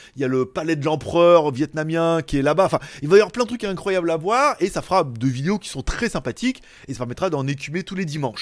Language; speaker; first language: French; native; French